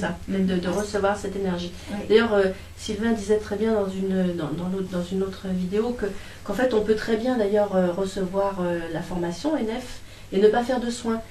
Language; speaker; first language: French; native; French